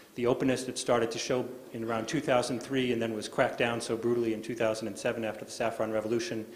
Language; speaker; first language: English; native; English